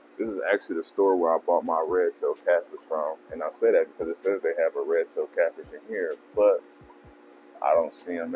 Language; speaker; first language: English; native; English